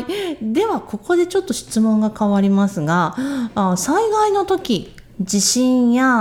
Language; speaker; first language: Japanese; native; Japanese